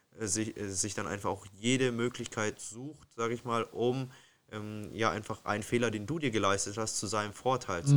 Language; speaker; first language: German; native; German